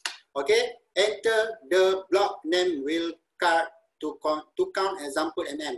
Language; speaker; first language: English; non-native, local second language; Malay